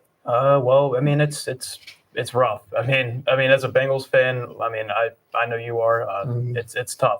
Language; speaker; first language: English; native; English